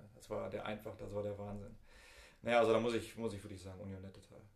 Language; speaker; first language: German; native; German